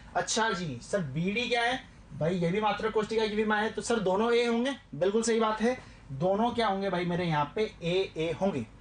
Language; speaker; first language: Hindi; native; Hindi